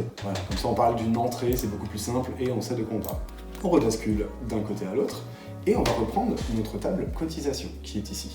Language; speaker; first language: French; native; French